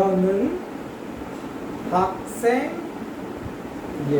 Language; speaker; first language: Korean; non-native, fluent; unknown